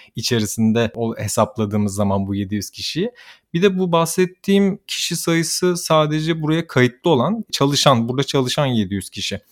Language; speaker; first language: Turkish; native; Turkish